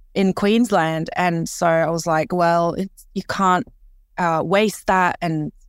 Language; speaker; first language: English; early bilingual, other home language; Korean